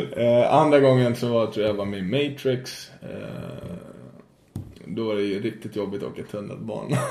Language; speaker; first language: Swedish; native; Swedish